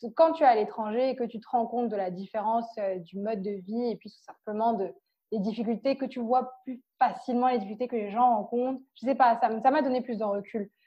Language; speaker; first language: French; native; French